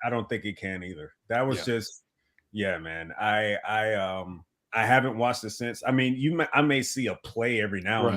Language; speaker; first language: English; native; English